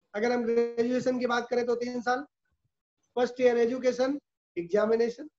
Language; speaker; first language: Hindi; native; Hindi